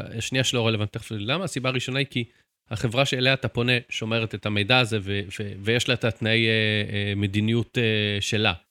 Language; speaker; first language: Hebrew; native; Hebrew